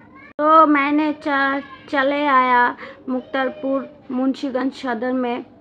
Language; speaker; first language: Hindi; non-native, learner; Bangla